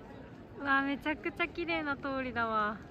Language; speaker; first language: Japanese; native; Japanese